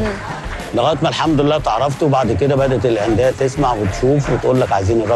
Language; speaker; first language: Arabic; native; Arabic